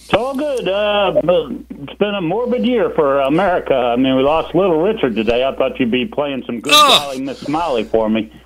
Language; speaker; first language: English; native; English